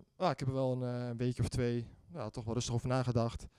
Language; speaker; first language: Dutch; native; Dutch